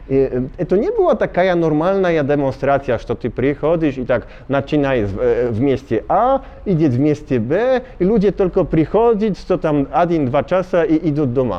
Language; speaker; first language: Russian; non-native, learner; Polish